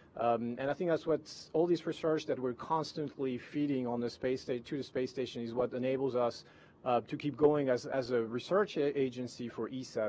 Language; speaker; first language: English; non-native, fluent; French